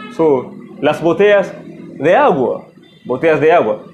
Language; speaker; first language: Spanish; non-native, fluent; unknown